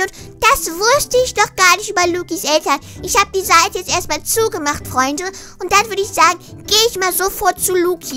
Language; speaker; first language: German; native; German